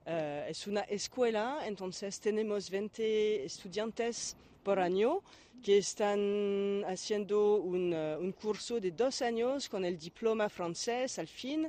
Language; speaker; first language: Spanish; non-native, learner; French